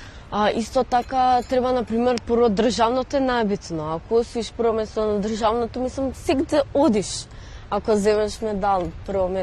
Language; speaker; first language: Macedonian; non-native, local second language; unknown